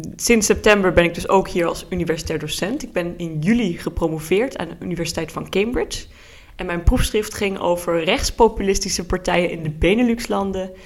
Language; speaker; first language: Dutch; early bilingual, heritage; Dutch